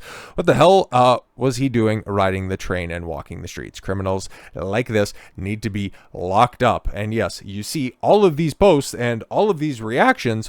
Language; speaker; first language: English; native; English